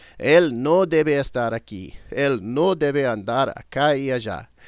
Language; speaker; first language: Spanish; non-native, learner; English